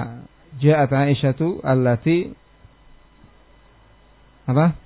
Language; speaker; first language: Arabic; non-native, fluent; Indonesian